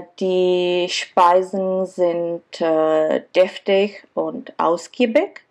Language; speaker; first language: German; non-native, fluent; Czech